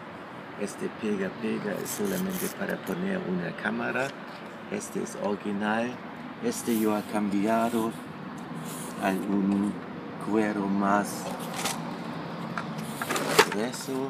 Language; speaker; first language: Spanish; non-native, fluent; German